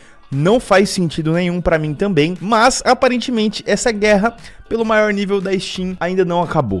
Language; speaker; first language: Portuguese; native; Portuguese